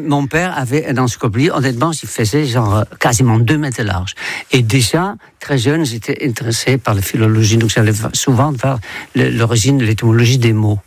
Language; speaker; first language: French; non-native, fluent; Dutch